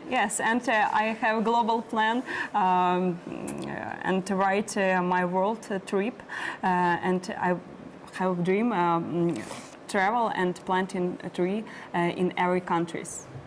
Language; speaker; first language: English; non-native, learner; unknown